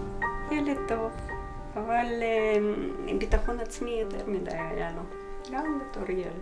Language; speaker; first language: Hebrew; non-native, fluent; Russian